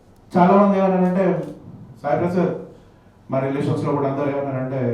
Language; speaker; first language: Telugu; native; Telugu